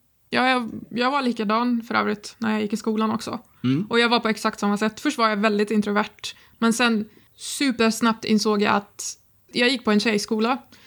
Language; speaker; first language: Swedish; non-native, fluent; Arabic